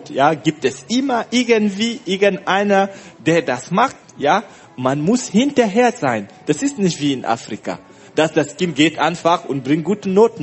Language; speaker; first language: German; non-native, fluent; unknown